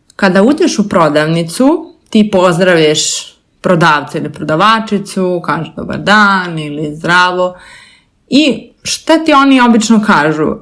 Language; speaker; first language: Serbian; native; Serbian